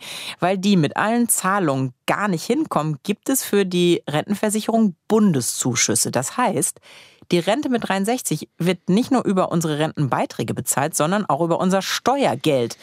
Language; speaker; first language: German; native; German